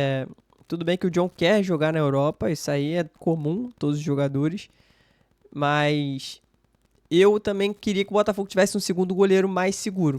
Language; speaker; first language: Portuguese; native; Portuguese